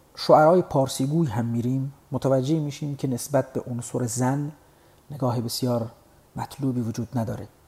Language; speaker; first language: Persian; non-native, local second language; Baluchi